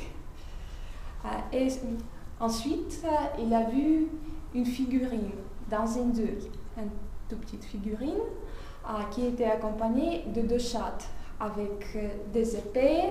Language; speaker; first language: French; non-native, fluent; Russian